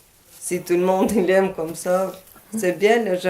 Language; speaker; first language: French; non-native, learner; Albanian